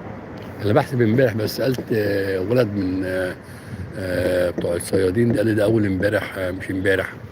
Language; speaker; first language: Arabic; native; Arabic